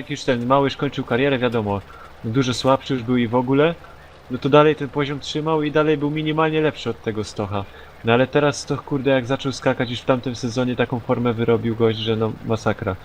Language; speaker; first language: Polish; native; Polish